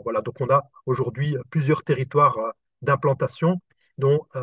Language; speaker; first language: French; native; French